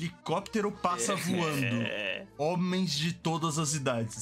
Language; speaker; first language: Portuguese; native; Portuguese